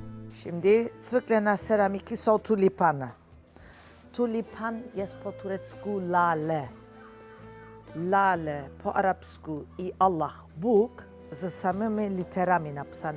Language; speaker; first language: Polish; non-native, learner; Turkish